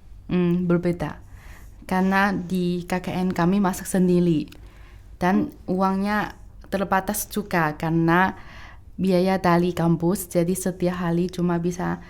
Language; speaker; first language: Indonesian; non-native, fluent; Chinese